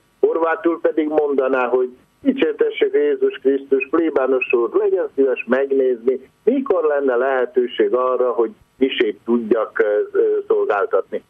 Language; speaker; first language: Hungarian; non-native, local second language; Croatian